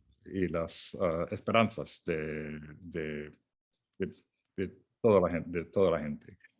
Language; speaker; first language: Spanish; non-native, fluent; English